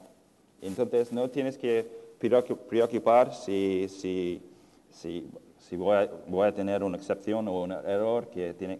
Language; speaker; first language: Spanish; non-native, fluent; English